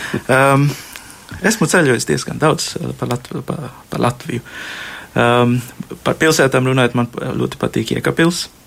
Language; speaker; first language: Latvian; non-native, fluent; Sinhala